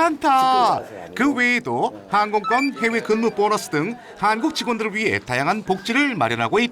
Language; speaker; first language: Korean; native; Korean